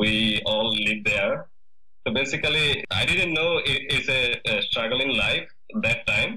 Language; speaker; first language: English; non-native, learner; Bangla